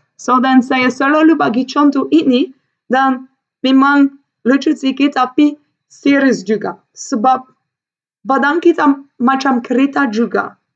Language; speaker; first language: Malay; non-native, fluent; Dutch